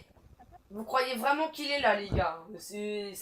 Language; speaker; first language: French; native; French